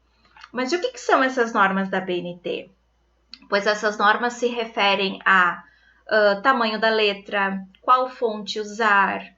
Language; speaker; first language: Portuguese; native; Portuguese